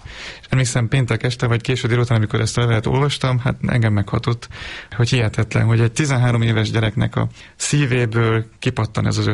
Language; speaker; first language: Hungarian; native; Hungarian